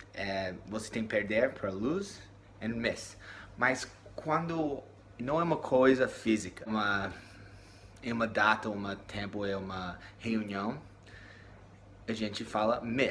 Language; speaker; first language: Portuguese; non-native, learner; English